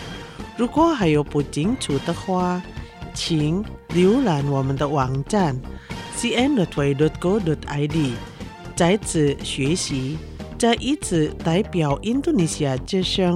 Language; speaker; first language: Chinese; non-native, local second language; Indonesian